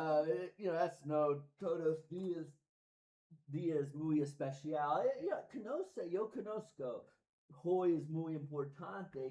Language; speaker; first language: Spanish; non-native, learner; English